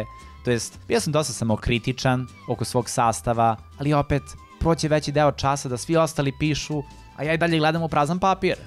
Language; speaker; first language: Serbian; native; Serbian